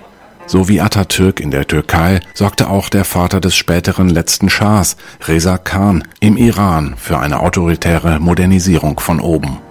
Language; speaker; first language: German; native; German